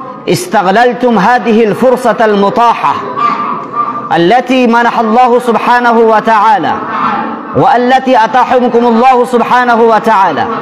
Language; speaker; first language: Arabic; non-native, fluent; Urdu